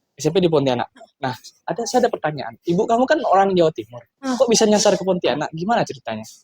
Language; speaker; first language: Indonesian; native; Indonesian